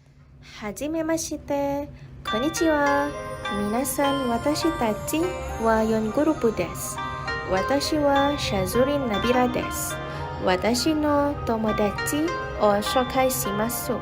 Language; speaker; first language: Japanese; non-native, learner; Malay